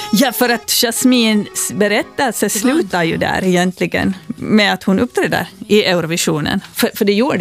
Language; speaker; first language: Swedish; native; Swedish